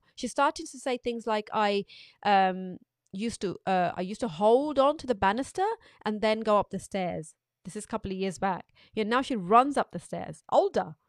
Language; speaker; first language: English; non-native, local second language; Urdu